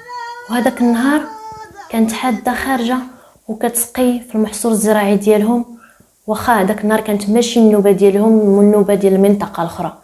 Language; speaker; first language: Arabic; native; Arabic